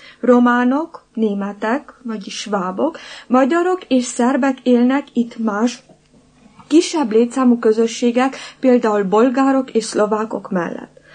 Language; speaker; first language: Hungarian; non-native, local second language; Romanian